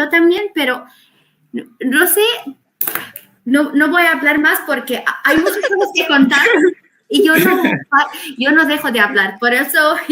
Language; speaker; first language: Spanish; non-native, fluent; Arabic